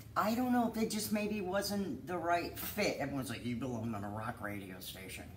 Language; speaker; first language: English; native; English